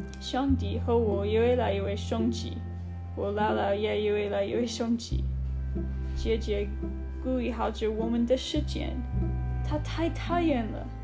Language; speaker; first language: Chinese; non-native, learner; English